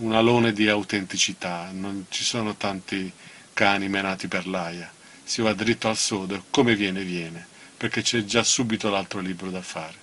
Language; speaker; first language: Italian; non-native, local second language; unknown